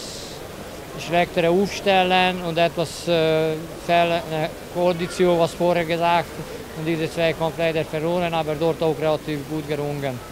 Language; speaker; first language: German; non-native, learner; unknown